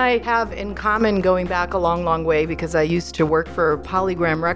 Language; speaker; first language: English; early bilingual, other home language; Macedonian